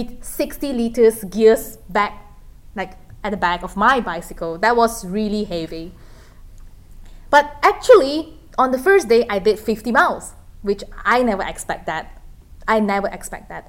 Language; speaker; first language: English; non-native, local second language; Chinese